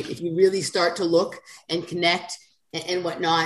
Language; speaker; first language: English; native; English